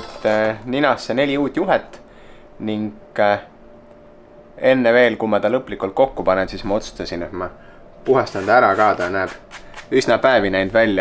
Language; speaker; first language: Estonian; native; Estonian